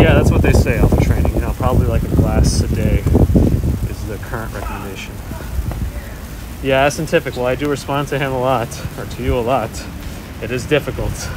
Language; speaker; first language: English; early bilingual, other home language; Russian